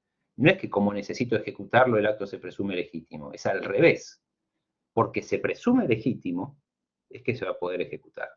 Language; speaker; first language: Spanish; native; Spanish